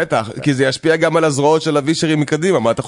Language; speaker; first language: Hebrew; native; Hebrew